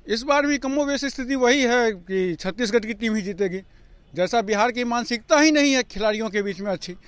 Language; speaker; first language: Hindi; native; Hindi